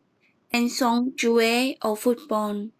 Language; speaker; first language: French; non-native, learner; English